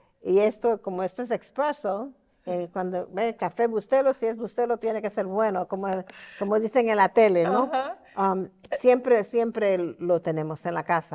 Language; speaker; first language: Spanish; early bilingual, heritage; Spanish